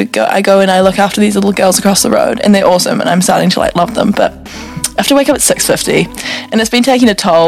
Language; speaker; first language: English; native; English